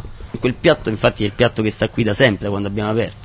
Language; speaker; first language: Italian; native; Italian